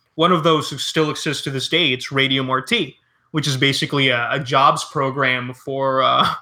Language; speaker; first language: English; early bilingual, other home language; Spanish